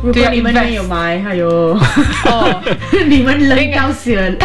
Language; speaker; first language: Chinese; non-native, learner; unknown